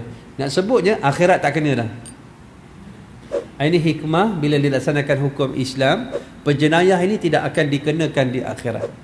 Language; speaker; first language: Malay; native; Malay